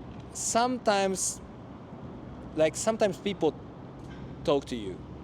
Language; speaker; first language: English; non-native, fluent; Japanese